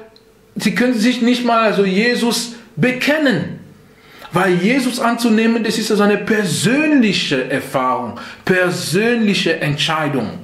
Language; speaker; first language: German; non-native, fluent; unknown